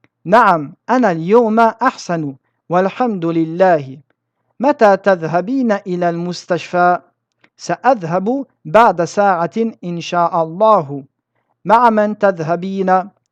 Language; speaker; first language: Arabic; non-native, fluent; French